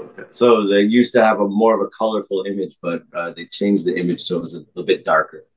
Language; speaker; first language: English; native; English